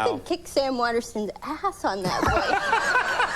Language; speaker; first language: English; native; English